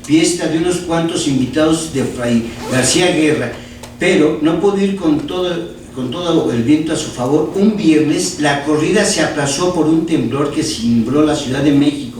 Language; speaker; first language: Spanish; native; Spanish